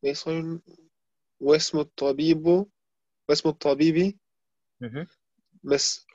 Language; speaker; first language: Arabic; non-native, learner; German